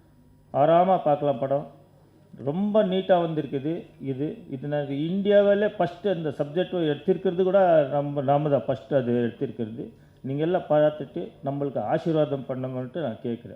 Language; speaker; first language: Tamil; non-native, learner; Kannada